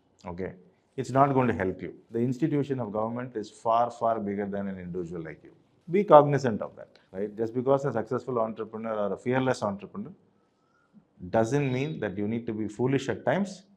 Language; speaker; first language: English; non-native, local second language; Tamil